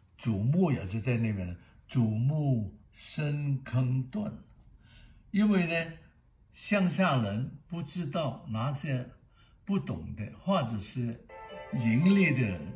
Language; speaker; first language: Chinese; non-native, local second language; Cantonese